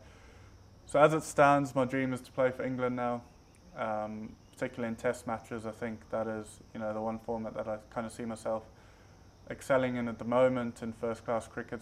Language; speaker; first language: English; native; English